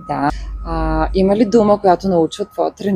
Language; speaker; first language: Bulgarian; native; Bulgarian